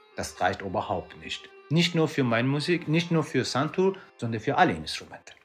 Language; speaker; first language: German; non-native, learner; Persian